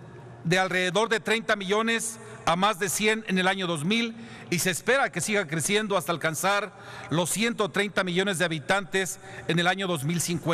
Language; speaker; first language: Spanish; native; Spanish